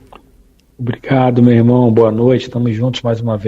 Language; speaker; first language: Portuguese; native; Portuguese